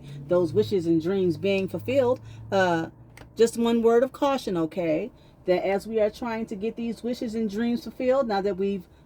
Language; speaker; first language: English; native; English